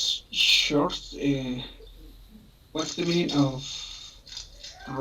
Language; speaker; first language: English; non-native, learner; Spanish